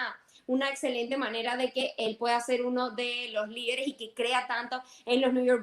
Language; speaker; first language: Spanish; native; Spanish